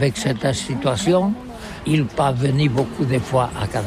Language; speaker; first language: French; non-native, learner; Catalan